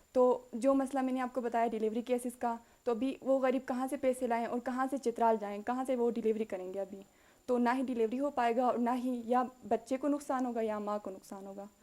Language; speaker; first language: Urdu; non-native, local second language; Khowar